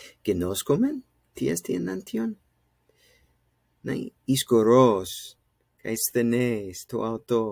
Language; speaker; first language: Greek; non-native, fluent; English